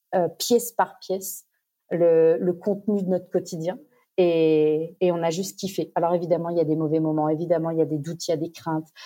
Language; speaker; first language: French; native; French